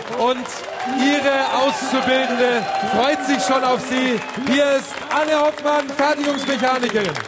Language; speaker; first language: German; native; German